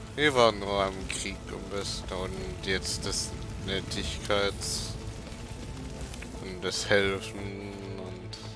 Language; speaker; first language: German; non-native, learner; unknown